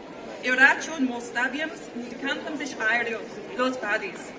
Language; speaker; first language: Lithuanian; non-native, learner; English